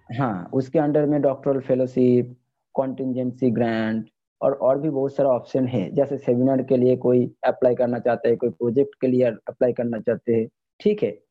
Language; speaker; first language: Hindi; non-native, local second language; Bangla